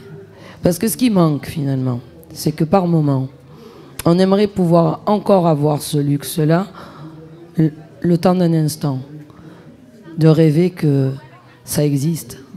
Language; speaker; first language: French; native; French